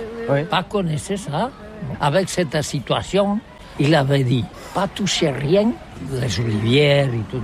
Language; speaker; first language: French; non-native, learner; Catalan